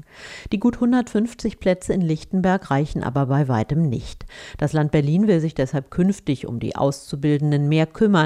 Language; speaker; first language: German; native; German